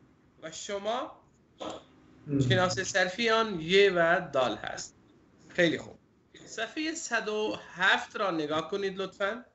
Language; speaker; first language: Persian; non-native, fluent; Urdu